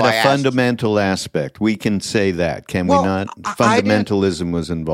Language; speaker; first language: English; native; English